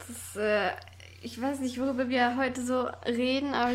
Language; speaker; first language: German; native; German